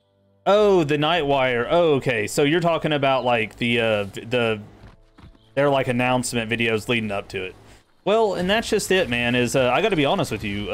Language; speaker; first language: English; native; English